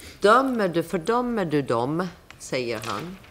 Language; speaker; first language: Swedish; non-native, fluent; Persian